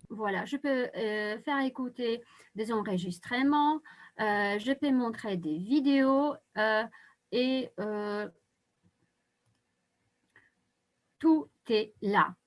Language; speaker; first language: French; non-native, fluent; Polish